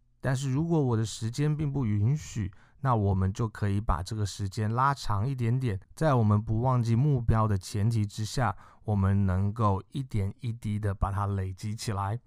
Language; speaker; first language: Chinese; native; Chinese